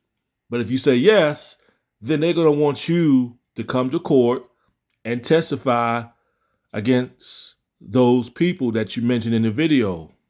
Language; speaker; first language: English; native; English